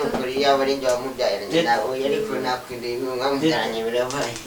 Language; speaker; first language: Kinyarwanda; native; Kinyarwanda